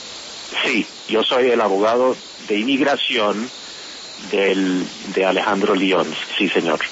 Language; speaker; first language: Spanish; non-native, fluent; English